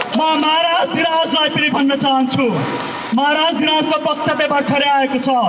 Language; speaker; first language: Nepali; native; Nepali